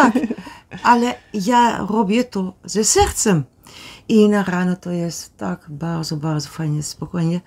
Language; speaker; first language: Polish; non-native, learner; Dutch